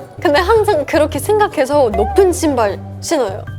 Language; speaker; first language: Korean; early bilingual, heritage; English